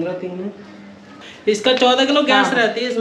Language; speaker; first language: Hindi; native; Hindi